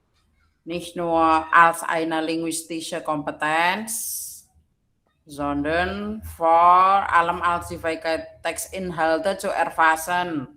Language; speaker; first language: German; non-native, fluent; Indonesian